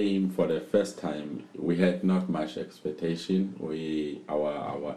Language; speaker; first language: English; non-native, local second language; Zulu